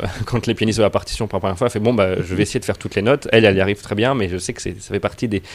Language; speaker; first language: French; native; French